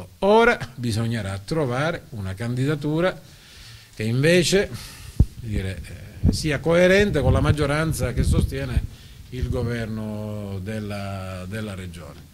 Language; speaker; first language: Italian; native; Italian